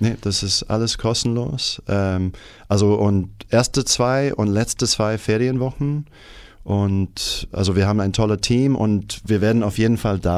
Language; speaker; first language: German; non-native, fluent; English